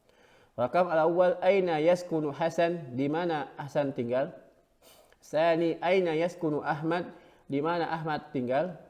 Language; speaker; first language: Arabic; non-native, fluent; Indonesian